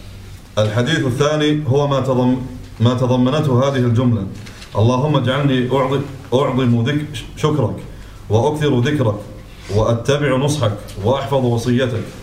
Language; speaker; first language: Arabic; native; Arabic